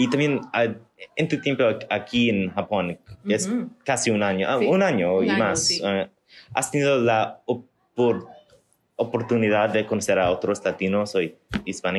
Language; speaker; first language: Spanish; early bilingual, heritage; Spanish